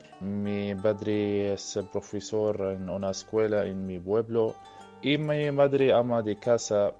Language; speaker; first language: Spanish; early bilingual, other home language; Arabic